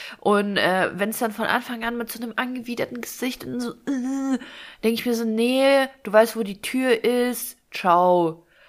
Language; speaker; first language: German; early bilingual, other home language; Russian